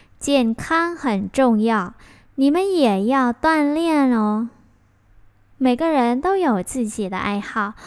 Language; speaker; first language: Chinese; non-native, fluent; Vietnamese